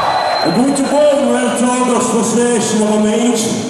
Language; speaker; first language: Portuguese; non-native, learner; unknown